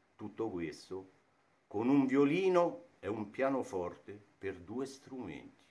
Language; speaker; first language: Italian; native; Italian